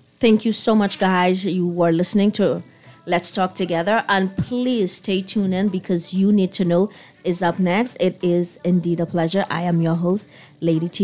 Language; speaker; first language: English; native; English